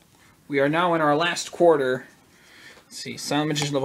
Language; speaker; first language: English; native; English